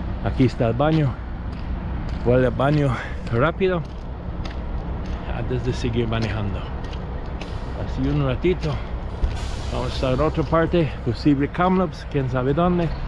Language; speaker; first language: Spanish; non-native, fluent; English